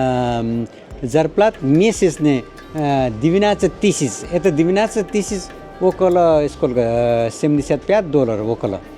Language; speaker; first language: Russian; non-native, fluent; Nepali